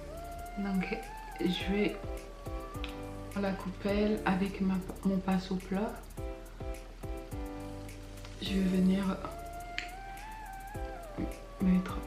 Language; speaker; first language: French; early bilingual, other home language; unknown